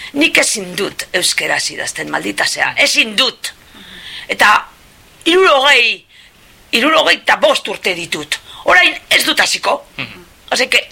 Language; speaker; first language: Basque; non-native, local second language; Spanish